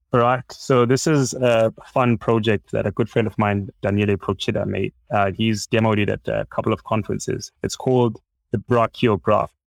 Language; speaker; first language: English; non-native, local second language; Shona